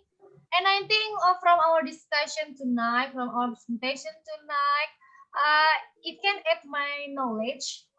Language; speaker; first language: English; non-native, fluent; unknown